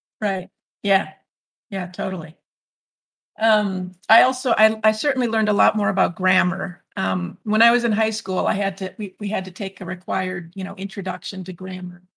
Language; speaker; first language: English; native; English